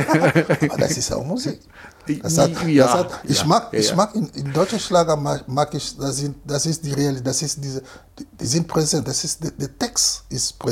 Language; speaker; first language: German; non-native, fluent; Lingala